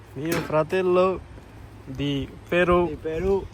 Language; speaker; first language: Italian; non-native, learner; Bangla